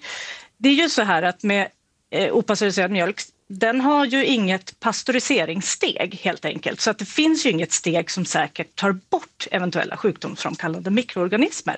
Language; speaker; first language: Swedish; native; Swedish